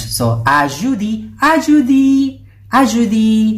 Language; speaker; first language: French; non-native, learner; Filipino